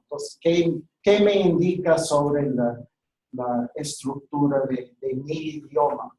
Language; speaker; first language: Spanish; non-native, fluent; English